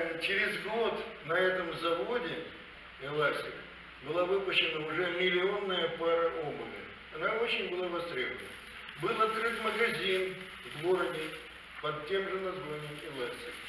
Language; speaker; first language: Russian; native; Russian